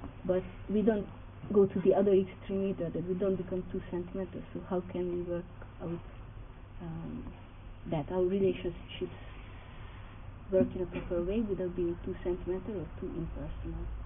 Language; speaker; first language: English; non-native, fluent; Hungarian